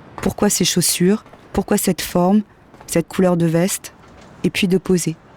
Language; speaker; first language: French; native; French